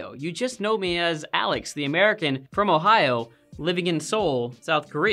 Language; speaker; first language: English; native; English